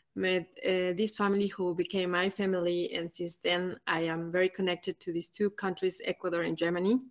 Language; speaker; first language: English; non-native, fluent; Spanish